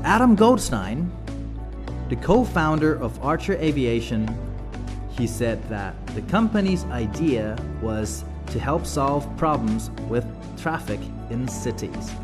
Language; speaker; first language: English; non-native, fluent; Thai